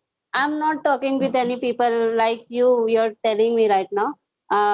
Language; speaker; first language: English; non-native, learner; Hindi